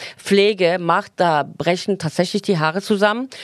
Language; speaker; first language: German; non-native, fluent; Turkish